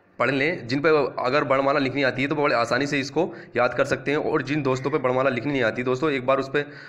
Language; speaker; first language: Hindi; native; Hindi